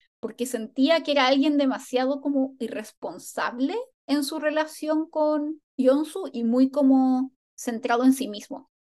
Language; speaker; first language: Spanish; native; Spanish